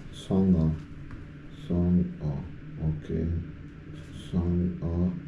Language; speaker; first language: Korean; non-native, learner; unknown